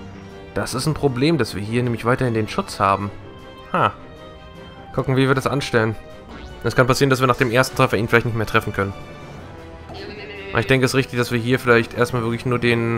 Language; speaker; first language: German; native; German